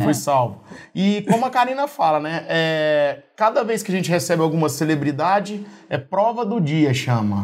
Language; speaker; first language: Portuguese; native; Portuguese